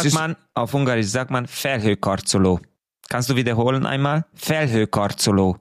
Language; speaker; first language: German; non-native, fluent; Hungarian